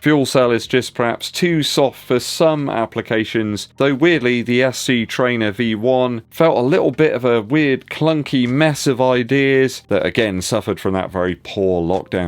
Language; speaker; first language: English; native; English